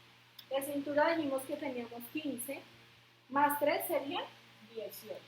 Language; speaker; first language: Spanish; native; Spanish